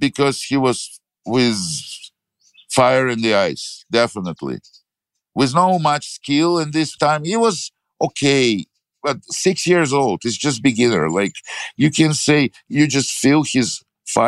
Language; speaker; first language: English; non-native, learner; Ukrainian